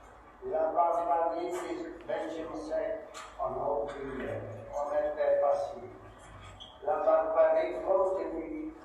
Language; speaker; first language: French; non-native, fluent; Portuguese